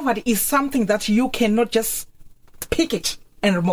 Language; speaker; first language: English; non-native, local second language; Shona